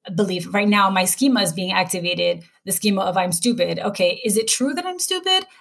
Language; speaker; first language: English; native; English